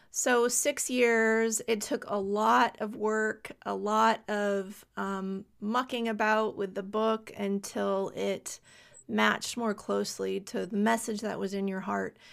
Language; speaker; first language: English; native; English